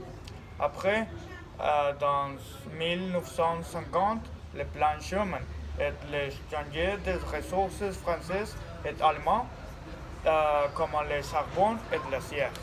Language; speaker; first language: French; non-native, learner; Spanish